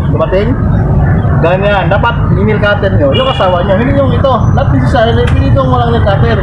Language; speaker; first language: Filipino; non-native, local second language; Cebuano